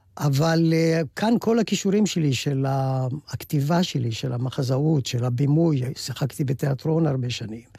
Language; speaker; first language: Hebrew; native; Hebrew